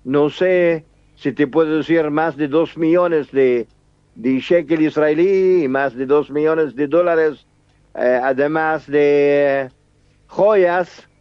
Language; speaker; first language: Spanish; non-native, fluent; Arabic